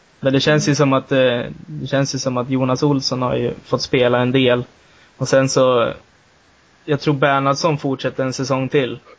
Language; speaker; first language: Swedish; native; Swedish